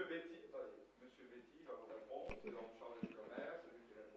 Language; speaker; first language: French; native; French